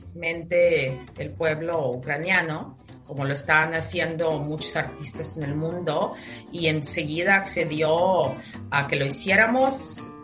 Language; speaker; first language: Spanish; non-native, fluent; Ukrainian